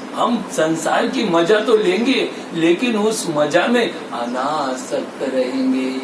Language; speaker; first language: Hindi; non-native, local second language; Marathi